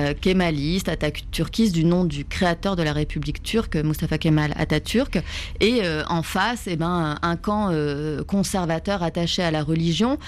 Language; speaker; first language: French; native; French